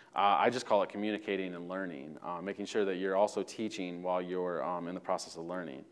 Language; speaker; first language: English; native; English